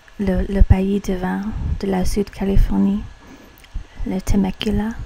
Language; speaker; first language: French; non-native, learner; English